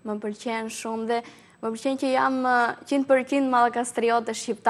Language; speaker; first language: Albanian; early bilingual, heritage; Albanian